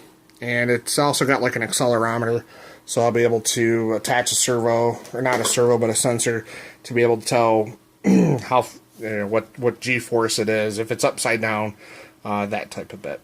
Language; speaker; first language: English; native; English